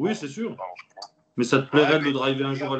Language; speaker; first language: French; native; French